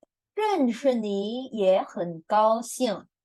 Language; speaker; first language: Chinese; non-native, fluent; Indonesian